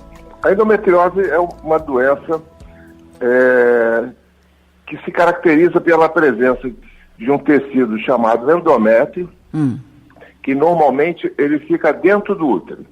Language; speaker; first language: Portuguese; native; Portuguese